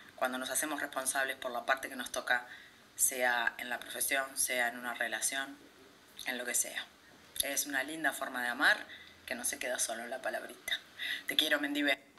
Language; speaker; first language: Spanish; native; Spanish